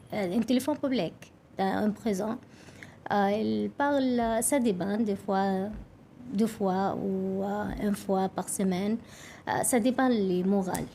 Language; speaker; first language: French; non-native, learner; Arabic